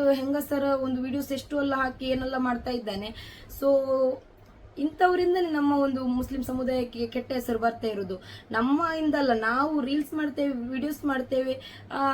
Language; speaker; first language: Kannada; non-native, local second language; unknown